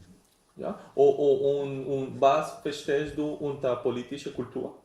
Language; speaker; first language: German; non-native, learner; Spanish